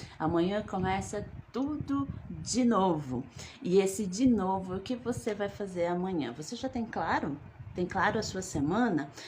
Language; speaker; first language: Portuguese; early bilingual, other home language; Guarani